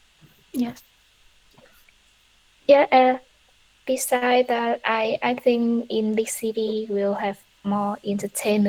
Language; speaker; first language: English; non-native, learner; Vietnamese